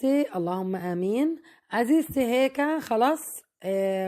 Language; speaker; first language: Arabic; native; Arabic